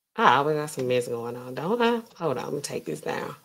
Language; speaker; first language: English; native; English